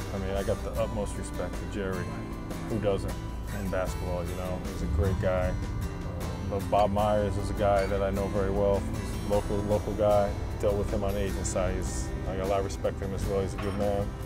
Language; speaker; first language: English; native; English